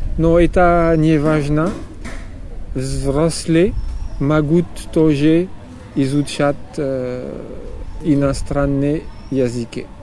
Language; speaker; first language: Russian; non-native, learner; French